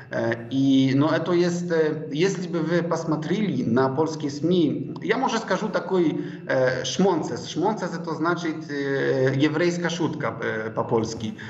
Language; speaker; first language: Russian; non-native, fluent; Polish